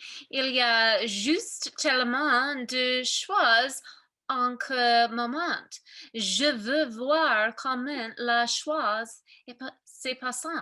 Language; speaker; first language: French; non-native, learner; English